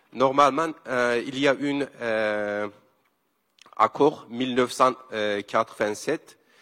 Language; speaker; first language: French; non-native, learner; Kurdish